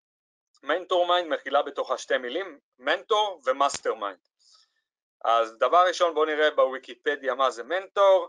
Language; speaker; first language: Hebrew; native; Hebrew